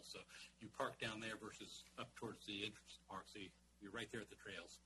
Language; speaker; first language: English; native; English